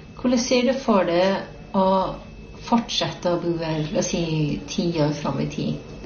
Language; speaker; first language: Norwegian; native; Norwegian